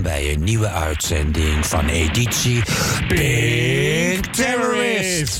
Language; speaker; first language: Dutch; native; Dutch